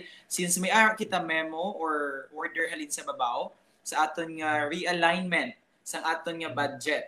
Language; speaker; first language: English; non-native, local second language; Hiligaynon